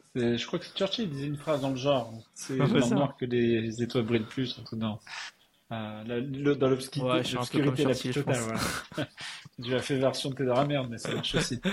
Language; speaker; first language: French; native; French